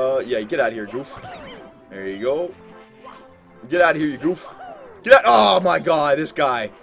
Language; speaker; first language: English; native; English